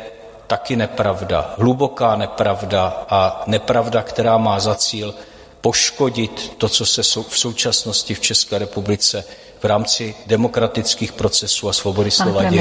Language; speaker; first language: Czech; native; Czech